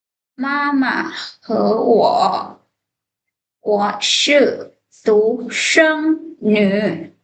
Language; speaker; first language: Chinese; non-native, fluent; Thai